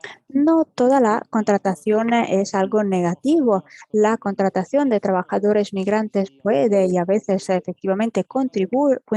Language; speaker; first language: Spanish; non-native, fluent; French